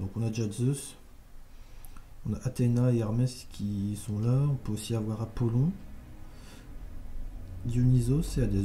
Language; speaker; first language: French; native; French